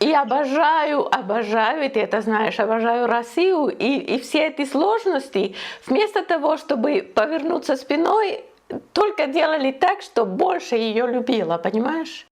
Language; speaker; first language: Russian; non-native, fluent; Spanish